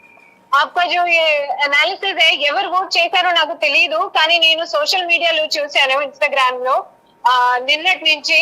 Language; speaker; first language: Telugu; non-native, learner; Hindi